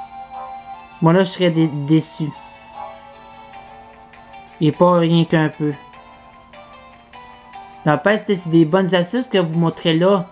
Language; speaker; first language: French; native; French